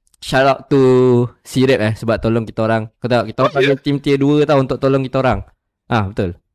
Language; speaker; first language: Malay; native; Malay